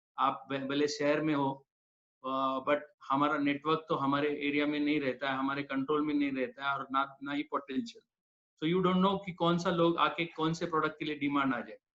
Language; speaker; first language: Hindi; non-native, local second language; Marathi